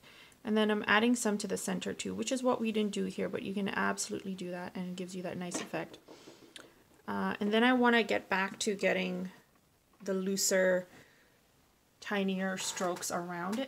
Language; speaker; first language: English; native; English